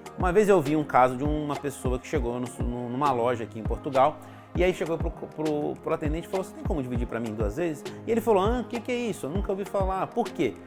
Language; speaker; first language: Portuguese; native; Portuguese